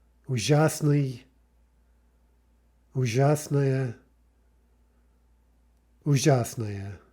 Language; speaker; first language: Russian; non-native, fluent; English